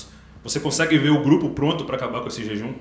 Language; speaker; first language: Portuguese; native; Portuguese